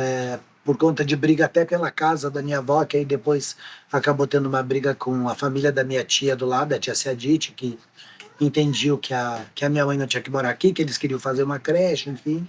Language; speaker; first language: Portuguese; native; Portuguese